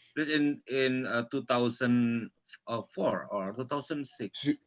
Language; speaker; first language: English; non-native, local second language; Indonesian